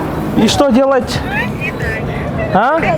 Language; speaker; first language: Russian; non-native, local second language; Kyrgyz